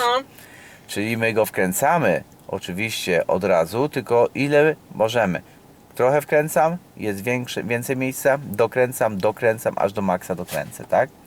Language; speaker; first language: Polish; native; Polish